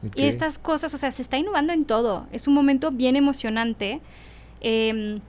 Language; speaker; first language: Spanish; early bilingual, heritage; Spanish